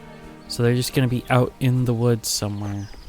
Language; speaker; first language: English; native; English